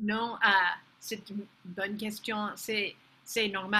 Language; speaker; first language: French; non-native, fluent; English